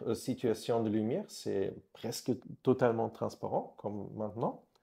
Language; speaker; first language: French; non-native, fluent; German